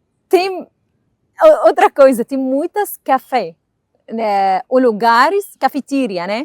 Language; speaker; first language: Portuguese; non-native, learner; Arabic